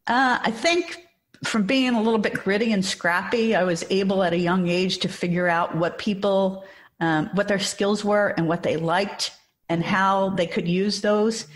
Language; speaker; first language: English; native; English